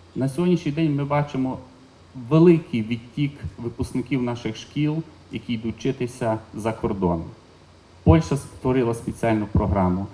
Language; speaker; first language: Ukrainian; native; Ukrainian